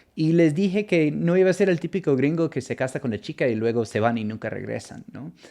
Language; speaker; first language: Spanish; non-native, fluent; English